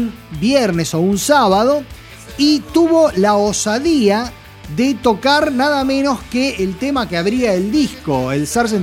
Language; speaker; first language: Spanish; native; Spanish